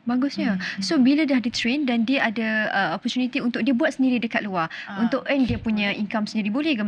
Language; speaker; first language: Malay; native; Malay